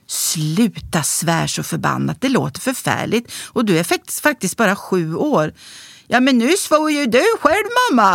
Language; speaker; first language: Swedish; native; Swedish